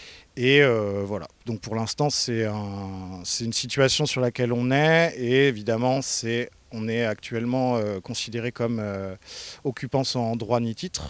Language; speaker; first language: French; native; French